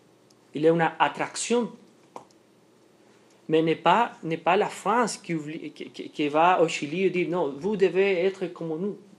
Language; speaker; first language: French; non-native, fluent; Spanish